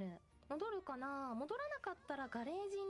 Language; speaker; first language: Japanese; native; Japanese